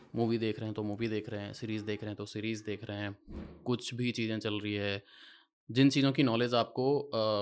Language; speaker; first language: Hindi; native; Hindi